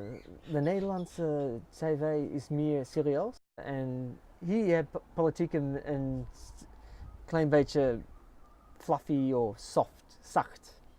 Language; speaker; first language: Dutch; early bilingual, heritage; English